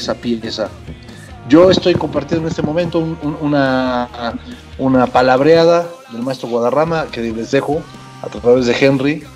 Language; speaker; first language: Spanish; native; Spanish